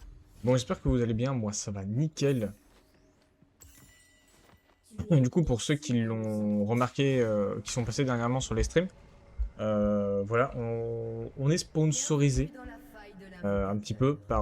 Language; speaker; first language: French; native; French